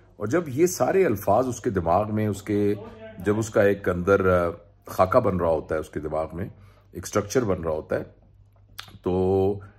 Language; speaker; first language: Urdu; non-native, local second language; Punjabi